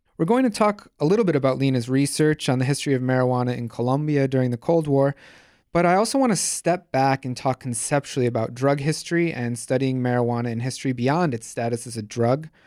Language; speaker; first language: English; native; English